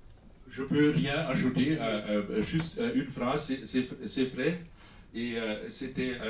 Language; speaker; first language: French; non-native, fluent; German